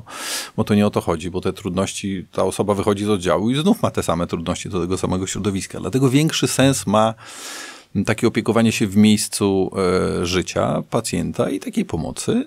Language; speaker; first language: Polish; native; Polish